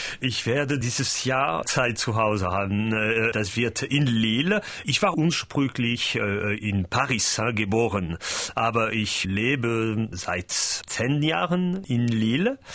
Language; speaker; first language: German; non-native, learner; French